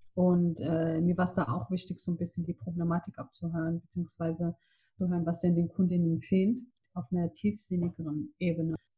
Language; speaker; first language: German; early bilingual, other home language; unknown